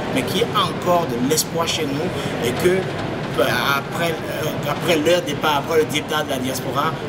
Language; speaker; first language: French; non-native, local second language; Fon